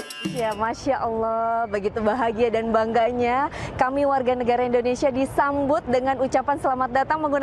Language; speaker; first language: Indonesian; non-native, local second language; Sundanese